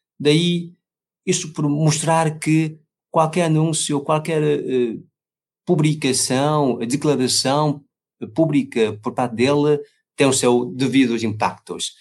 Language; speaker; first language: Portuguese; non-native, fluent; Chinese